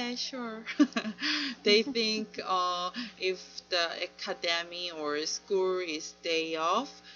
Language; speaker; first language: English; non-native, learner; Korean